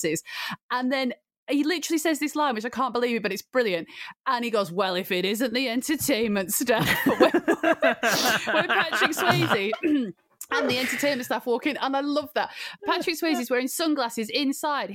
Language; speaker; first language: English; native; English